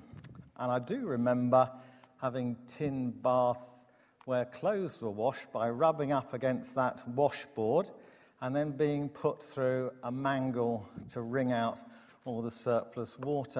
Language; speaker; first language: English; native; English